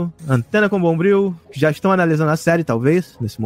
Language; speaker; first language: Portuguese; native; Portuguese